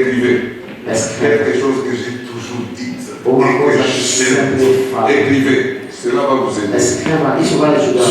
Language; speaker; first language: French; non-native, local second language; Lingala